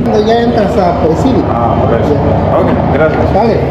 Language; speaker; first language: Spanish; non-native, fluent; English